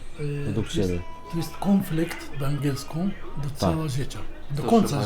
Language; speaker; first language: Polish; non-native, learner; Arabic